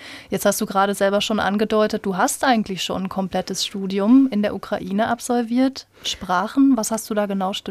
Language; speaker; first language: German; native; German